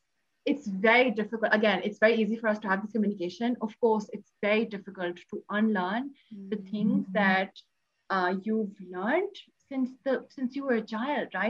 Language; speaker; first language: English; non-native, local second language; Urdu